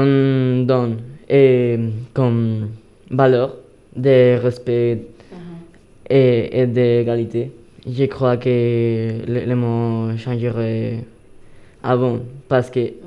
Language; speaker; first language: French; non-native, learner; Spanish